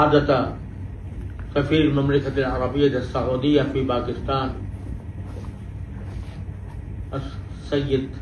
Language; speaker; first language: Arabic; non-native, fluent; Urdu